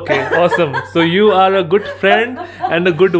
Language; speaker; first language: English; non-native, local second language; Hindi